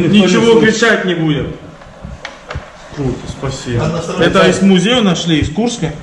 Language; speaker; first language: Russian; non-native, learner; Estonian